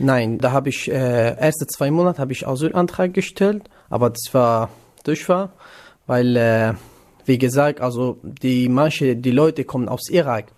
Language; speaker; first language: German; non-native, learner; Kurdish